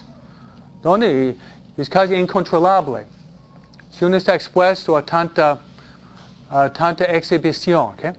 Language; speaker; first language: Spanish; non-native, fluent; English